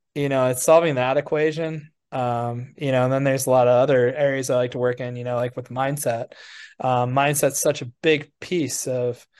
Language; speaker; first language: English; native; English